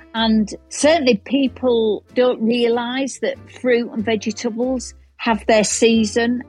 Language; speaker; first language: English; native; English